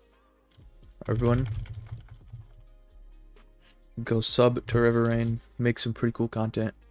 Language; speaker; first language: English; native; English